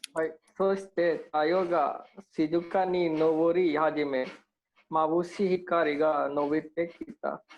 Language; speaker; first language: Japanese; non-native, learner; Hindi